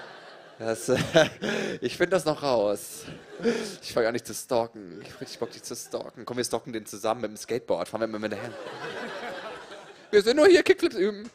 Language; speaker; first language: German; native; German